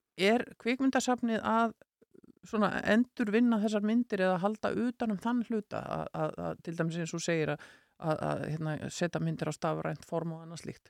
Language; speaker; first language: Icelandic; native; Icelandic